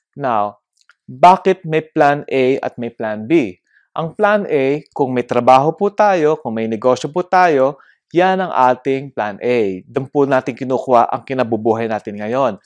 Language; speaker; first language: Filipino; native; Filipino